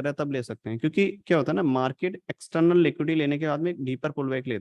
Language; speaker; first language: Hindi; native; Hindi